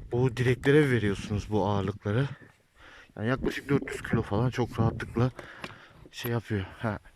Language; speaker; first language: Turkish; native; Turkish